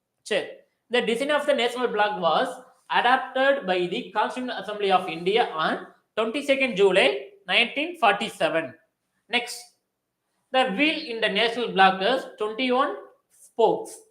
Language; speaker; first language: English; non-native, local second language; Tamil